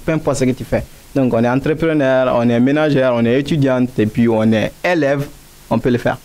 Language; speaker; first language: French; non-native, local second language; Bambara